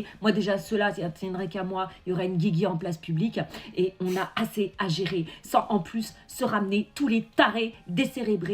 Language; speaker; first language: French; native; French